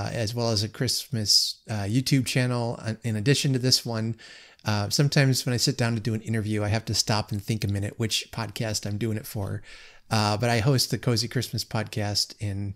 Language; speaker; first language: English; native; English